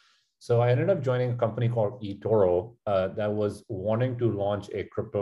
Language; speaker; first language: English; non-native, local second language; Urdu